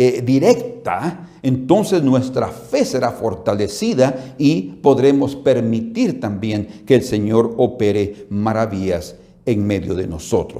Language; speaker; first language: Spanish; native; Spanish